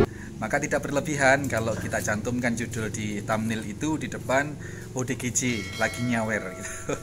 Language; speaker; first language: Indonesian; native; Indonesian